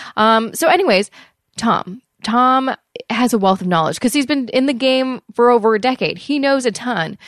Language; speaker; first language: English; native; English